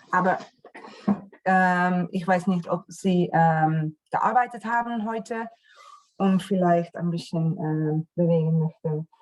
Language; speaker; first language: German; non-native, learner; Dutch